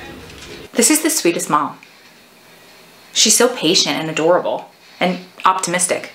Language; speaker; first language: English; native; English